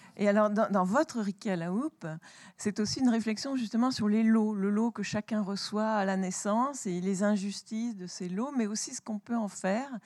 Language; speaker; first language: French; native; French